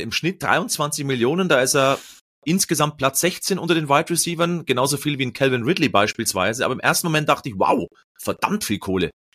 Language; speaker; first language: German; native; German